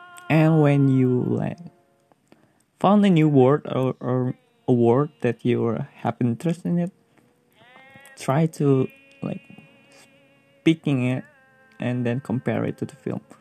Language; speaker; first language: English; non-native, fluent; Indonesian